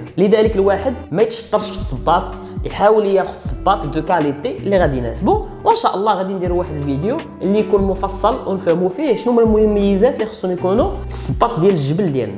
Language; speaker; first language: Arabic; native; Arabic